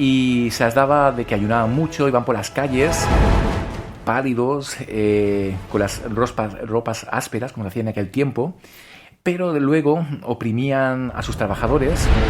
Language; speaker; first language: Spanish; native; Spanish